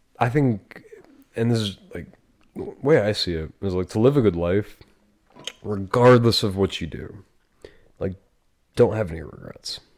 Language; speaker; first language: English; native; English